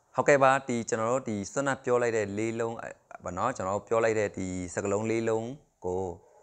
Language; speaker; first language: Burmese; non-native, local second language; Shan